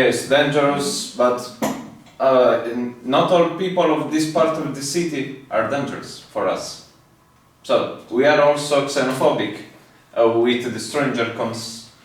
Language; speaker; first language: English; non-native, fluent; Italian